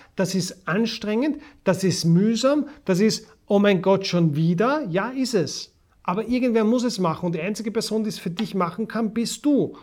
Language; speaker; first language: German; native; German